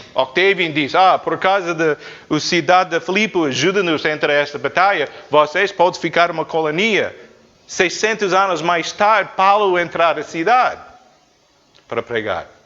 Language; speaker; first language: Portuguese; non-native, fluent; English